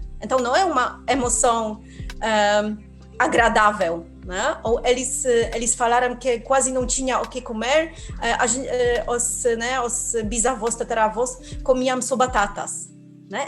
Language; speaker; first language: Portuguese; non-native, fluent; Polish